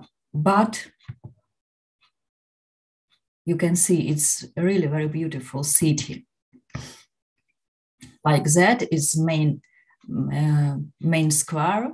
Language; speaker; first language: English; non-native, learner; Ukrainian